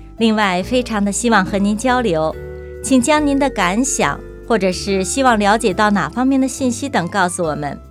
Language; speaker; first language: Chinese; native; Chinese